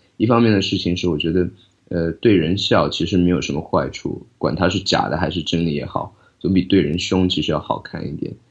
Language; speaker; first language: Chinese; native; Chinese